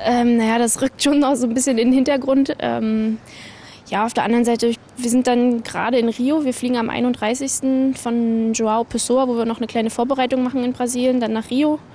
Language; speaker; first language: German; native; German